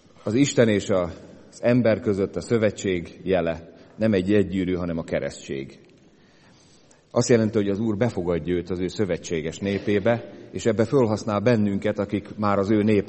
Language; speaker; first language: Hungarian; native; Hungarian